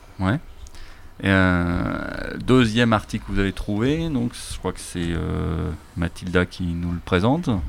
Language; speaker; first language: French; native; French